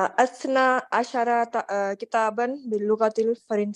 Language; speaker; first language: Arabic; non-native, learner; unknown